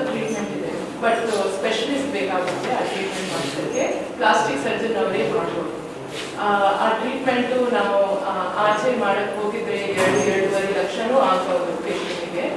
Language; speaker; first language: Kannada; non-native, fluent; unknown